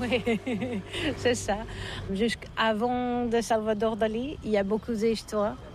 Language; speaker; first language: French; non-native, learner; Catalan